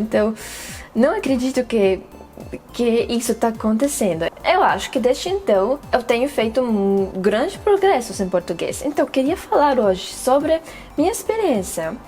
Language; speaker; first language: Portuguese; non-native, fluent; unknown